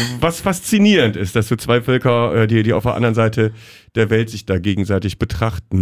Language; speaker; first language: German; native; German